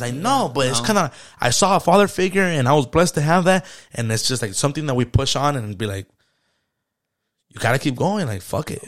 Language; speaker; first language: English; early bilingual, other home language; Spanish